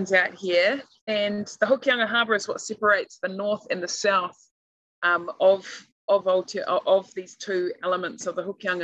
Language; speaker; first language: English; native; English